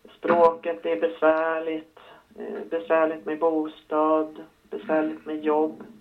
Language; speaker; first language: Swedish; native; Swedish